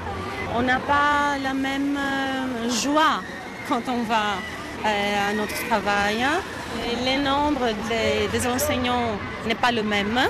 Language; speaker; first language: French; non-native, fluent; Greek